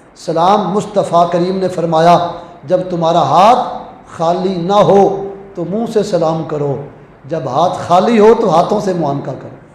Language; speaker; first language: Urdu; non-native, local second language; Punjabi